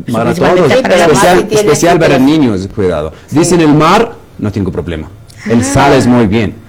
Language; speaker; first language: Spanish; non-native, learner; Arabic